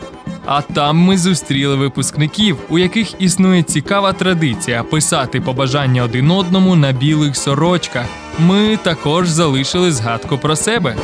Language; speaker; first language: Ukrainian; native; Ukrainian